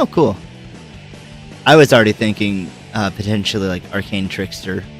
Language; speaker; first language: English; native; English